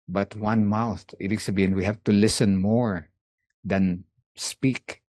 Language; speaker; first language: English; non-native, local second language; Filipino